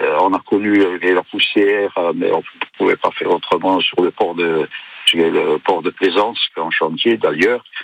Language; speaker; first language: French; native; French